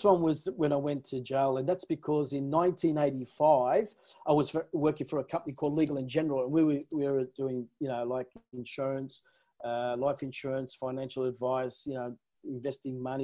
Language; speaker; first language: English; non-native, local second language; Italian